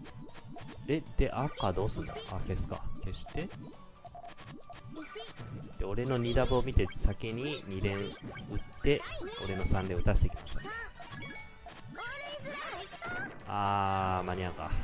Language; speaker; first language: Japanese; native; Japanese